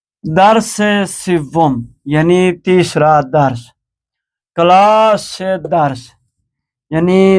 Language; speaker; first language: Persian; non-native, learner; Urdu